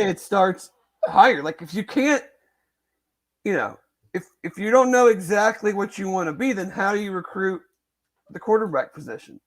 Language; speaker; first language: English; native; English